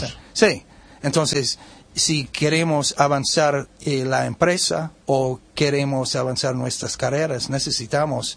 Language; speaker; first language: Spanish; non-native, learner; English